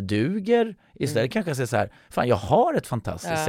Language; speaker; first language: Swedish; native; Swedish